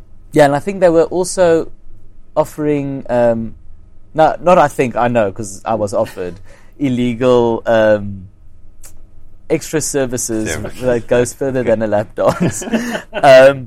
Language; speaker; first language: English; non-native, local second language; Afrikaans